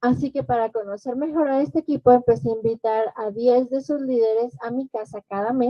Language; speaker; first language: Spanish; native; Spanish